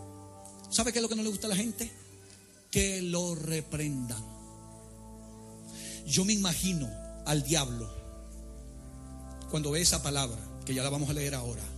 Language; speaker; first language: Spanish; native; Spanish